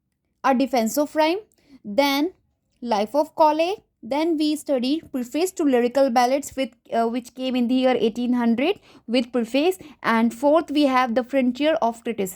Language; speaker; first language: English; non-native, local second language; Hindi